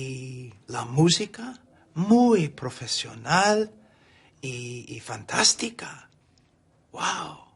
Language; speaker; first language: Spanish; non-native, fluent; English